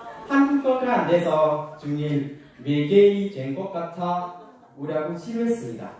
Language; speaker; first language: Korean; non-native, learner; Khmer